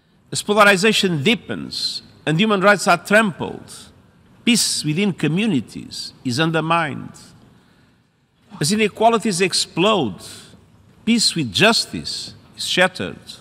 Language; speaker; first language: English; non-native, fluent; Portuguese